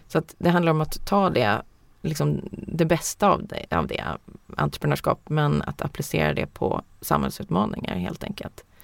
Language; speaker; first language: Swedish; early bilingual, heritage; Swedish